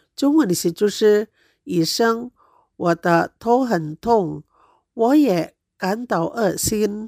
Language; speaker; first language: Chinese; non-native, fluent; Indonesian